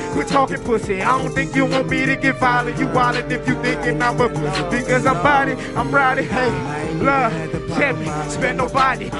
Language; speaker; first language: English; native; English